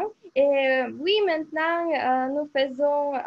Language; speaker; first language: French; non-native, learner; Russian